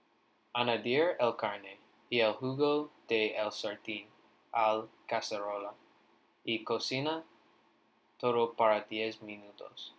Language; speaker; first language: Spanish; non-native, learner; English